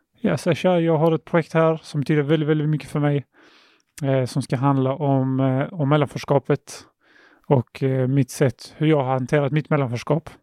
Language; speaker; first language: Swedish; early bilingual, other home language; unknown